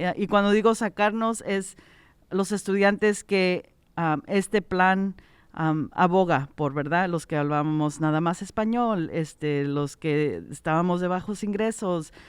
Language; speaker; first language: Spanish; early bilingual, heritage; Spanish